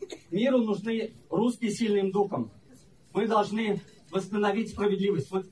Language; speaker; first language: Russian; native; Russian